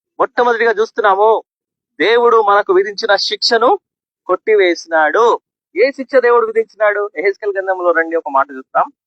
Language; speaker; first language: Telugu; non-native, local second language; Kannada